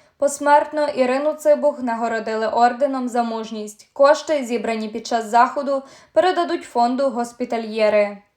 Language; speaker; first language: Ukrainian; native; Ukrainian